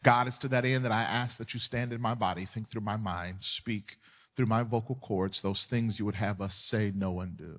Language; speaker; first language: English; native; English